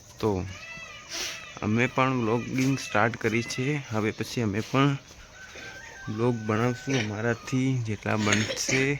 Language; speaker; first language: Gujarati; non-native, local second language; Bhili